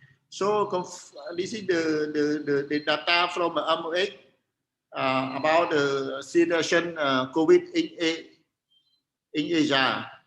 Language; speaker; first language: English; non-native, learner; Khmer